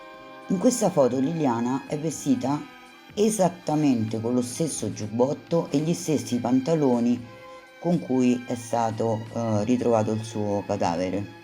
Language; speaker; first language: Italian; native; Italian